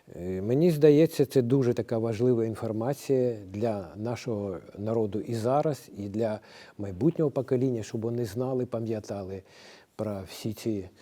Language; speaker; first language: Ukrainian; non-native, local second language; Russian